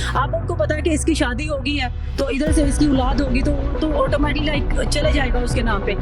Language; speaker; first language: Urdu; native; Urdu